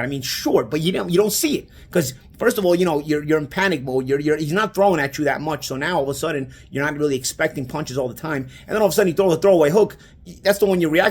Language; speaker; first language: English; native; English